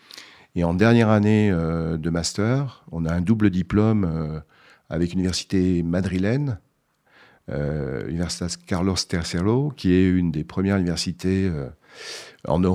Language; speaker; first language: French; native; French